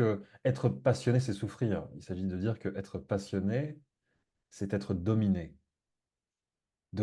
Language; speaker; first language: French; native; French